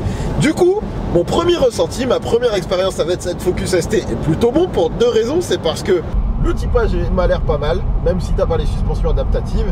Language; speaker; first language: French; native; French